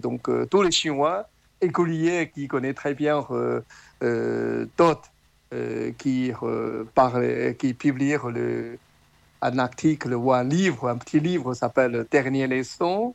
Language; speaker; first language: French; non-native, fluent; Chinese